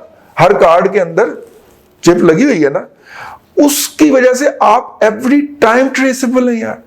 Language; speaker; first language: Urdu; non-native, local second language; Punjabi